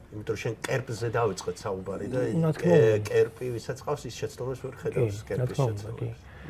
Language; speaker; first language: Georgian; native; Georgian